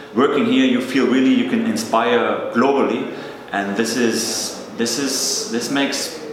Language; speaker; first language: English; non-native, fluent; German